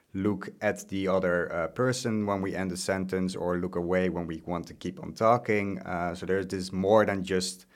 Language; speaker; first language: English; non-native, fluent; Dutch